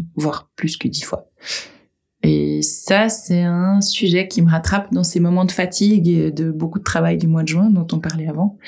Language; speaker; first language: French; native; French